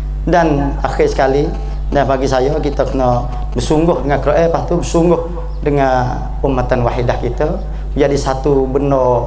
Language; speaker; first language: Malay; native; Malay